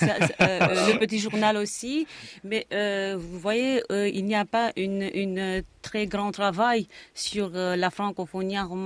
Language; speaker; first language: French; non-native, fluent; Romanian